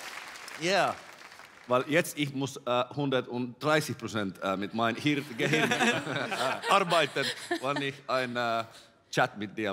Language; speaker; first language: German; non-native, learner; Finnish